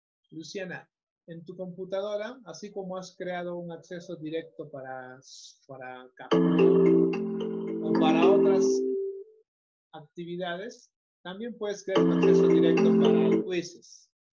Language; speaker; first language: Spanish; native; Spanish